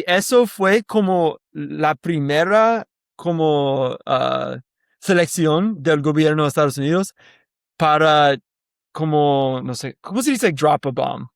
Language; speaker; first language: Spanish; non-native, learner; English